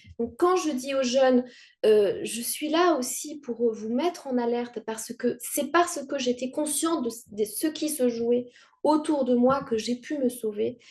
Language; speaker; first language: French; non-native, local second language; Kinyarwanda